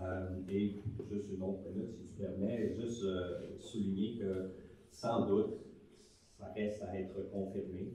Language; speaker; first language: French; native; French